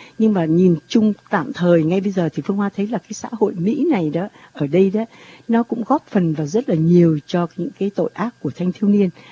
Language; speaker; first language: Vietnamese; native; Vietnamese